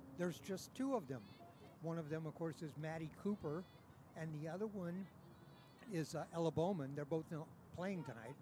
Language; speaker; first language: English; native; English